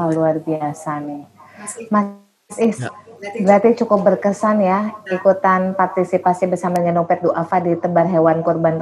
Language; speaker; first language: Indonesian; native; Indonesian